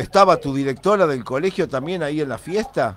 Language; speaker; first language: Spanish; native; Spanish